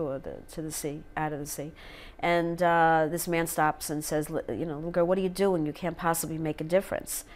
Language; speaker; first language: English; native; English